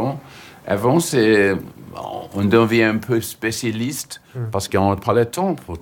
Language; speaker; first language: French; non-native, fluent; English